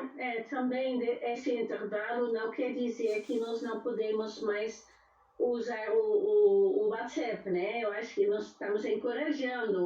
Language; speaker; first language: Portuguese; non-native, fluent; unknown